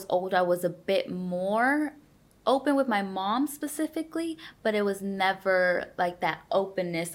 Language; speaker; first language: English; early bilingual, other home language; Spanish